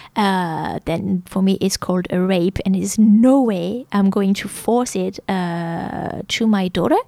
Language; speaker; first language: English; non-native, fluent; French